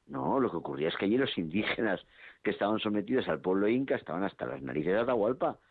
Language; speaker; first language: Spanish; native; Spanish